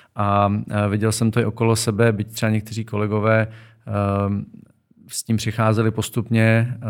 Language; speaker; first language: Czech; native; Czech